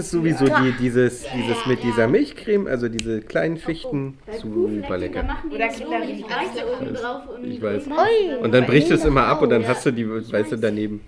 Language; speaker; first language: German; native; German